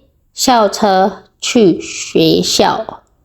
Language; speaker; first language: Chinese; non-native, fluent; Indonesian